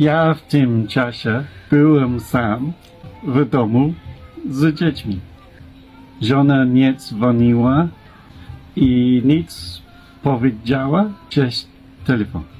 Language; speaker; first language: Polish; non-native, learner; English